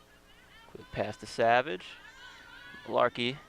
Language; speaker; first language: English; native; English